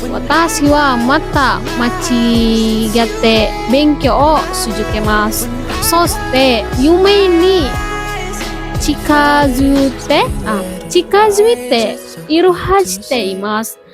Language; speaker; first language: Japanese; non-native, learner; Indonesian